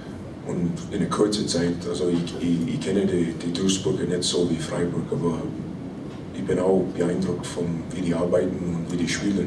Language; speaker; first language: German; non-native, fluent; English